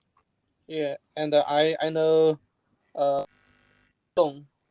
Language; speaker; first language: English; non-native, learner; Chinese